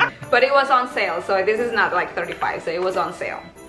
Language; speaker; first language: English; non-native, fluent; Indonesian